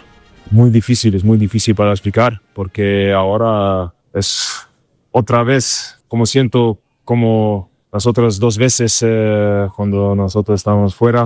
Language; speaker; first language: Spanish; non-native, learner; German